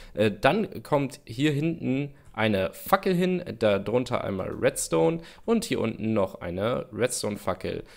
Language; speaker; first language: German; native; German